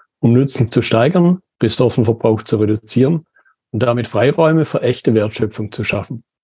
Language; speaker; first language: German; native; German